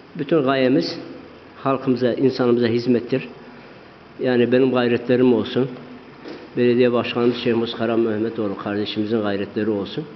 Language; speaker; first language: Turkish; non-native, local second language; Zaza